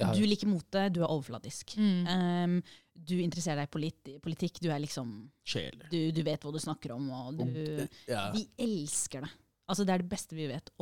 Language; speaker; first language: Norwegian; early bilingual, other home language; Arabic